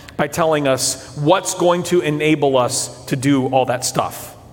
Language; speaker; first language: English; early bilingual, other home language; Portuguese